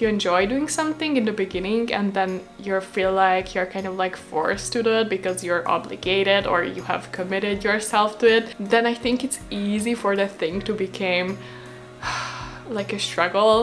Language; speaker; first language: English; non-native, fluent; Hungarian